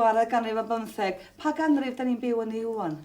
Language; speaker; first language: Welsh; native; Welsh